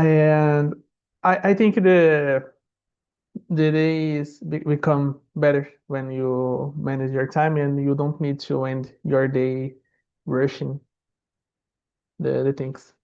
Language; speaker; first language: English; non-native, learner; Portuguese